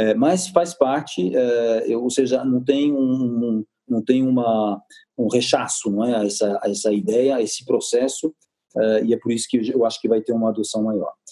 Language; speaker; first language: Portuguese; non-native, fluent; French